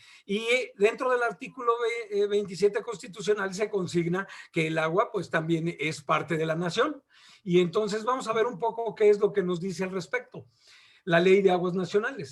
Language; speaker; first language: Spanish; native; Spanish